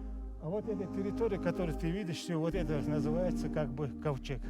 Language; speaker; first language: Russian; native; Russian